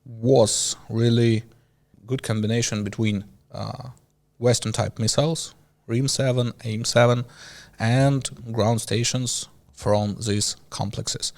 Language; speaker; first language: English; non-native, learner; Ukrainian